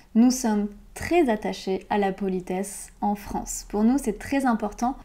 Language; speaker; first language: French; native; French